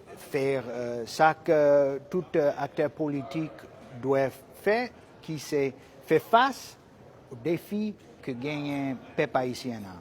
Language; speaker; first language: Haitian Creole; non-native, learner; English